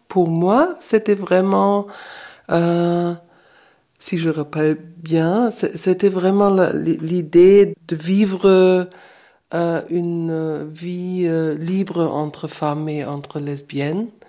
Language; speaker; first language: French; non-native, fluent; German